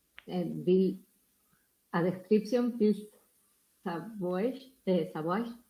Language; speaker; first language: English; non-native, learner; Spanish